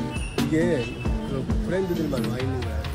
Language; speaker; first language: Korean; non-native, learner; Hindi